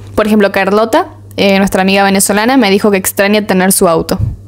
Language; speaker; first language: Spanish; native; Spanish